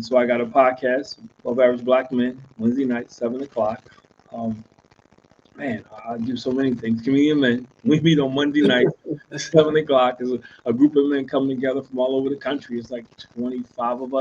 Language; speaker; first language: English; native; English